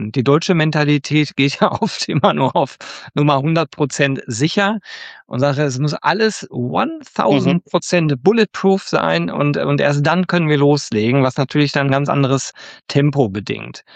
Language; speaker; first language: German; native; German